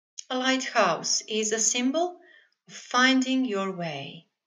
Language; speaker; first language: English; non-native, fluent; Serbian